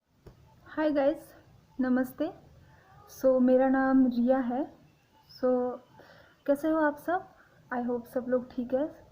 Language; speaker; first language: Hindi; non-native, local second language; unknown